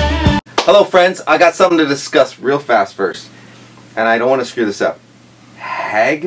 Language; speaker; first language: English; native; English